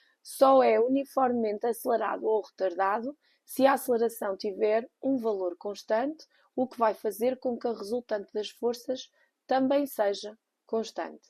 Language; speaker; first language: Portuguese; native; Portuguese